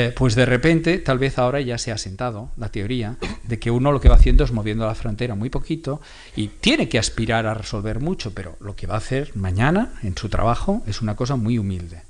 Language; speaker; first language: Spanish; non-native, local second language; Catalan